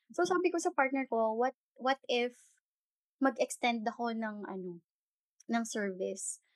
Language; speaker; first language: Filipino; non-native, local second language; Hiligaynon